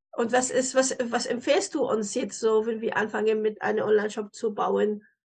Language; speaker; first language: German; non-native, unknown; Arabic